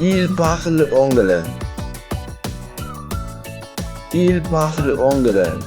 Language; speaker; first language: French; non-native, fluent; Amharic